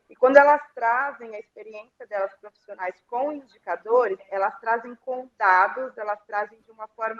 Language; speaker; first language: Portuguese; native; Portuguese